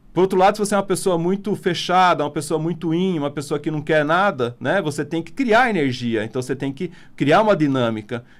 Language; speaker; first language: Portuguese; non-native, fluent; Italian